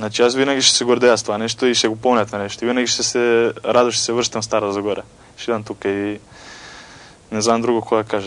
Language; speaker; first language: Bulgarian; non-native, fluent; Croatian